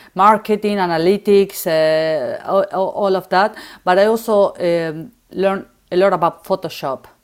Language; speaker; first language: English; non-native, learner; Spanish